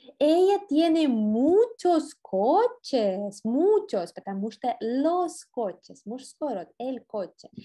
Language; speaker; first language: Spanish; non-native, fluent; Russian